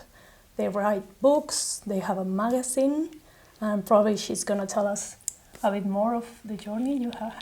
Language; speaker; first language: English; non-native, fluent; Spanish